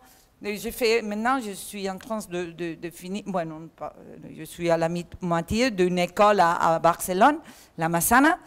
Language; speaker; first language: French; non-native, learner; Catalan